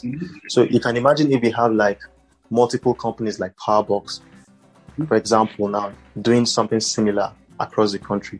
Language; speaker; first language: English; non-native, local second language; Hausa